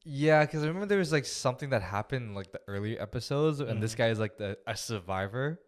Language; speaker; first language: English; native; English